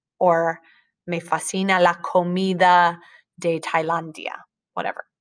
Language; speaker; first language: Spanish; non-native, fluent; English